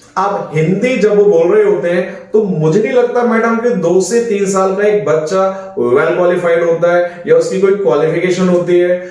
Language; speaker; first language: Hindi; native; Hindi